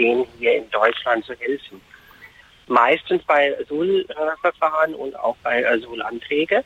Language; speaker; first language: German; non-native, fluent; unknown